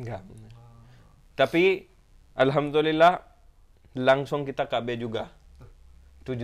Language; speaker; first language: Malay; non-native, fluent; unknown